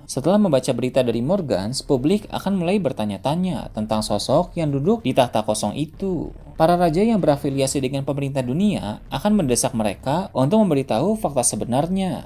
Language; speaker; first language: Indonesian; native; Indonesian